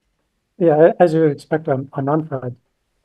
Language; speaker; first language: English; native; English